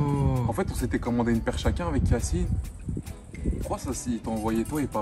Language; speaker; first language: French; native; French